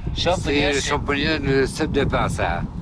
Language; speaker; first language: French; non-native, learner; Arabic